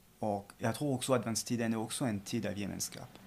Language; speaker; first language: Swedish; non-native, fluent; French